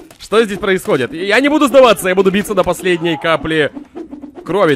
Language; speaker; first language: Russian; native; Russian